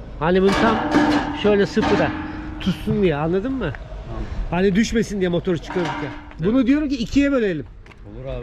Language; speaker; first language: Turkish; native; Turkish